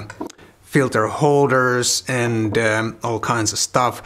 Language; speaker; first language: English; non-native, fluent; Finnish